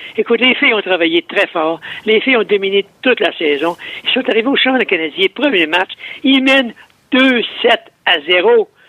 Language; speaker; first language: French; native; French